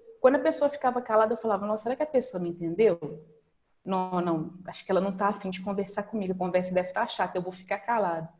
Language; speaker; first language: Portuguese; native; Portuguese